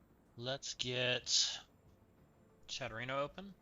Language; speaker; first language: English; native; English